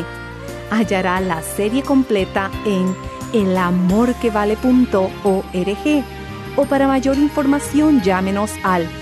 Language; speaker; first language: Spanish; native; Spanish